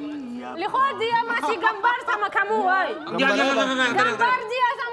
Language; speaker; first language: Indonesian; non-native, learner; Russian